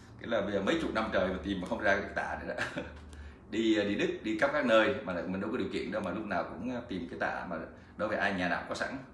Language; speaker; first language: Vietnamese; native; Vietnamese